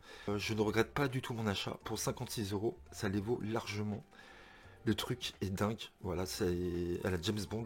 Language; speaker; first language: French; native; French